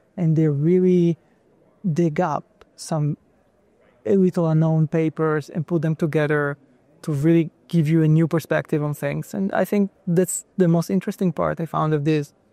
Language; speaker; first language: English; non-native, fluent; Italian